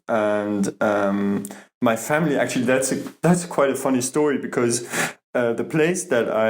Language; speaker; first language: English; non-native, fluent; German